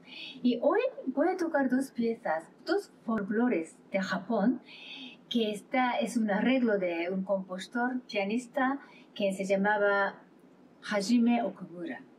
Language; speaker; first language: Spanish; non-native, learner; Japanese